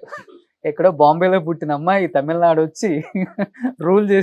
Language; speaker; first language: Telugu; native; Telugu